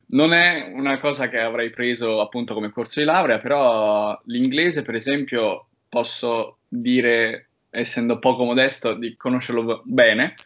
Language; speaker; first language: Italian; native; Italian